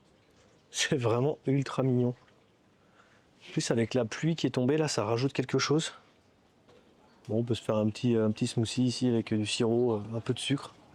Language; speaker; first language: French; native; French